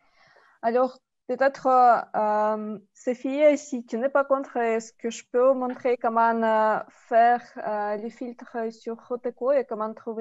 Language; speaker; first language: French; non-native, fluent; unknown